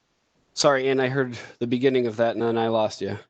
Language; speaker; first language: English; native; English